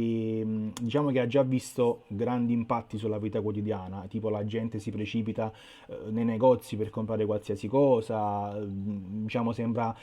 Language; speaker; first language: Italian; native; Italian